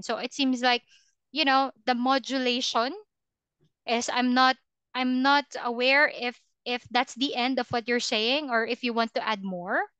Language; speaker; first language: English; non-native, fluent; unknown